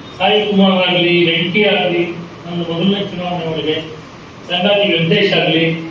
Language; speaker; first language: Kannada; native; Kannada